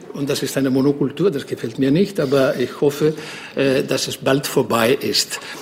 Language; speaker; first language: German; non-native, fluent; Greek